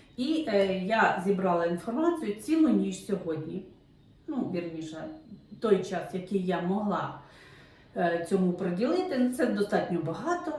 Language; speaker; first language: Ukrainian; non-native, local second language; Russian